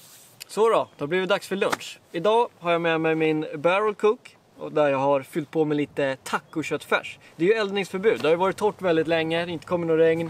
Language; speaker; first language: Swedish; native; Swedish